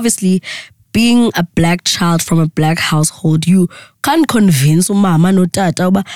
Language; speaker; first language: English; non-native, local second language; Xhosa